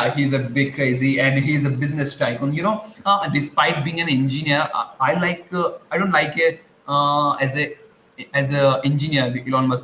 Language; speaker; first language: English; non-native, learner; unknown